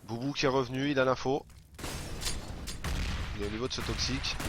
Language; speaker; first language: French; native; French